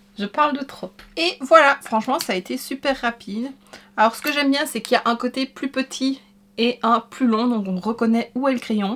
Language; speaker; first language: French; native; French